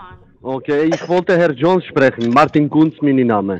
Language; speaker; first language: German; non-native, fluent; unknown